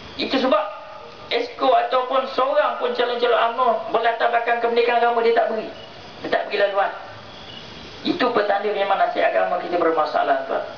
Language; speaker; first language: Malay; native; Malay